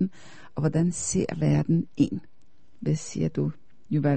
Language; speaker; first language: Danish; non-native, fluent; Polish